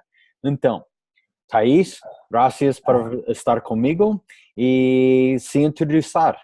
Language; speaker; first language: Portuguese; non-native, learner; English